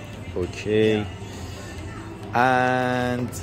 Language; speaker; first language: English; non-native, learner; Persian